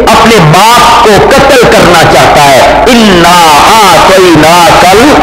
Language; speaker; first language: Urdu; non-native, local second language; Punjabi